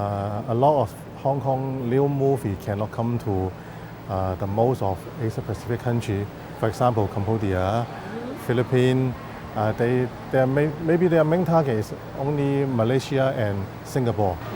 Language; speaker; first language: English; non-native, fluent; Cantonese